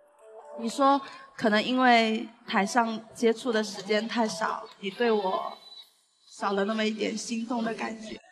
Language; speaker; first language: Chinese; non-native, fluent; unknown